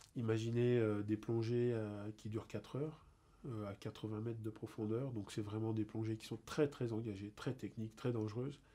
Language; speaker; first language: French; native; French